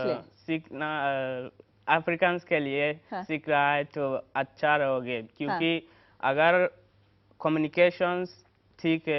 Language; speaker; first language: Hindi; non-native, learner; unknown